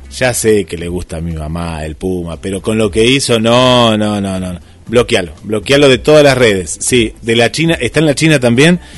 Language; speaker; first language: Spanish; native; Spanish